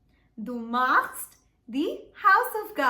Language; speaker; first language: German; non-native, fluent; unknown